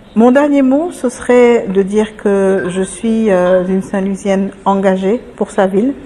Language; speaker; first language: French; non-native, local second language; Wolof